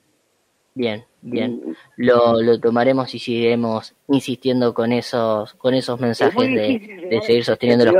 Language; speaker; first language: Spanish; native; Spanish